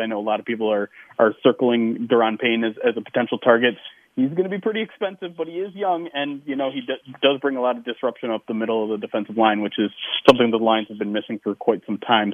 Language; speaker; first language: English; native; English